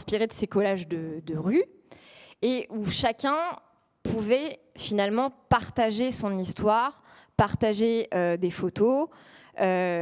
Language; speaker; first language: French; native; French